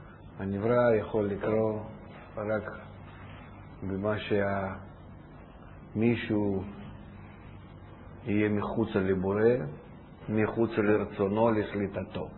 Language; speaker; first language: Hebrew; non-native, fluent; Russian